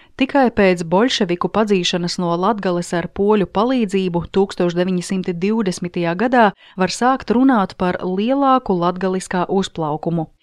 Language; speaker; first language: Latvian; native; Latvian